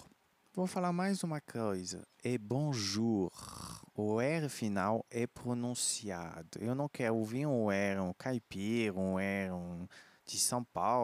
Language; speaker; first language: Portuguese; non-native, fluent; French